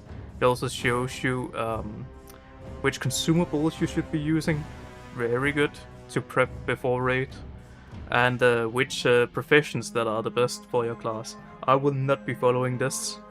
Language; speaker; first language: English; non-native, fluent; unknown